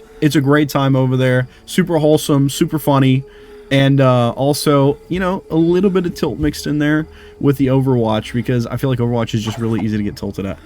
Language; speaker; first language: English; native; English